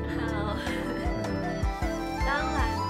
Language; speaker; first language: Chinese; non-native, learner; Lao